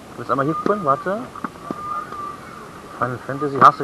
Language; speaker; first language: German; native; German